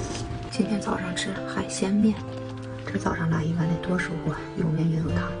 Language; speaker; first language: Chinese; native; Chinese